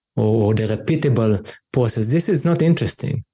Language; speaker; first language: English; non-native, fluent; Hebrew